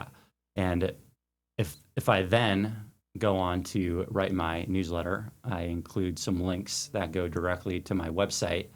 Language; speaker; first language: English; native; English